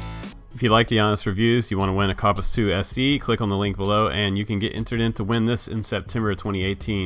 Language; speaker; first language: English; native; English